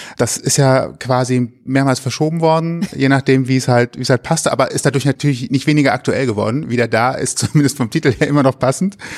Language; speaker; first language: German; native; German